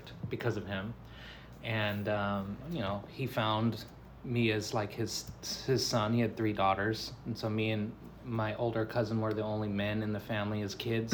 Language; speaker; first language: English; native; English